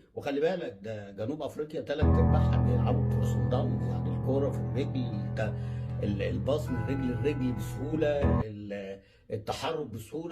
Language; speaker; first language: Arabic; native; Arabic